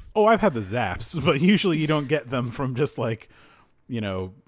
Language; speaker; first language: English; native; English